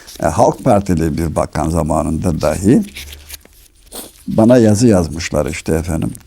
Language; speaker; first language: Turkish; native; Turkish